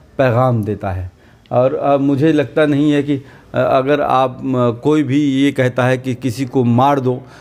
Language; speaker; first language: Hindi; native; Hindi